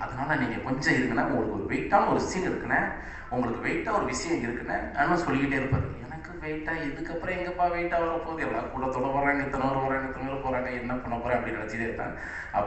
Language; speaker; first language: Tamil; native; Tamil